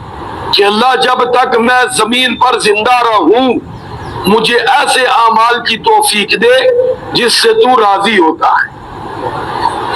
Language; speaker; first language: Urdu; native; Urdu